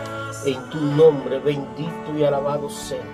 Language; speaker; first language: Spanish; native; Spanish